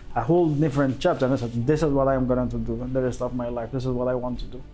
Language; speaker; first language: English; non-native, fluent; Persian